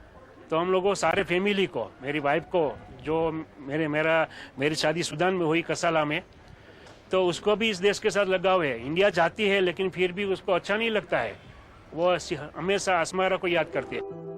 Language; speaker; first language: Hindi; early bilingual, heritage; Hindi